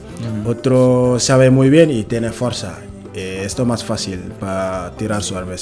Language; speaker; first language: Spanish; non-native, learner; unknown